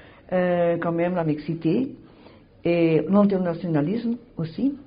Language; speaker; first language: French; non-native, learner; Portuguese